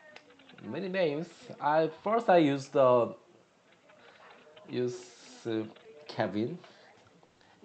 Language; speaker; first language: English; non-native, learner; Korean